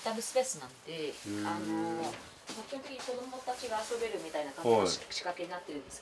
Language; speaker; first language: Japanese; native; Japanese